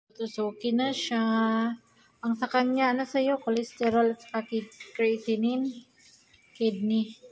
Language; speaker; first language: Filipino; non-native, local second language; Cebuano